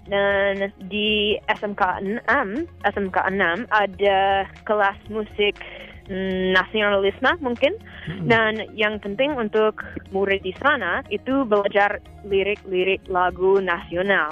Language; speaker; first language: Indonesian; non-native, fluent; English